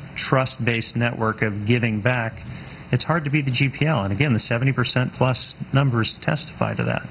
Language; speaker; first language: English; native; English